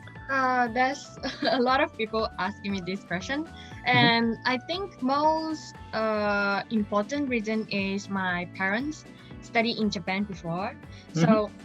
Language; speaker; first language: English; non-native, local second language; Chinese